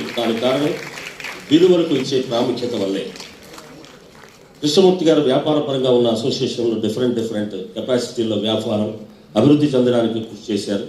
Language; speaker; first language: Telugu; native; Telugu